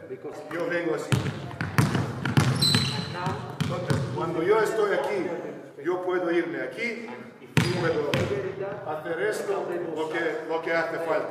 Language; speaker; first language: Spanish; non-native, fluent; Lithuanian